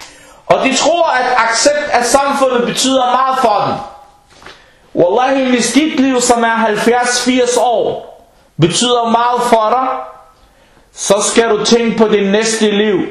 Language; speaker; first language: Danish; non-native, local second language; Arabic